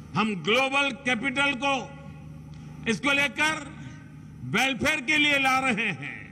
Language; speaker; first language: Hindi; non-native, local second language; Gujarati